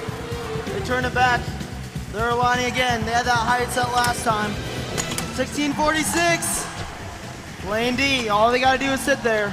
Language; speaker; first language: English; native; English